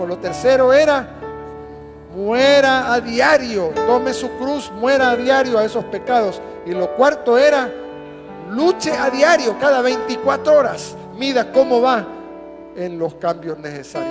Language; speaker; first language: Spanish; native; Spanish